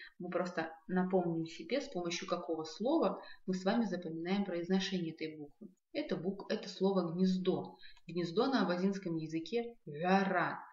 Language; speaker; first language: Russian; non-native, local second language; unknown